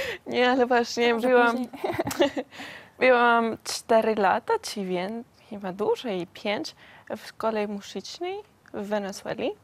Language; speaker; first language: Polish; non-native, learner; Spanish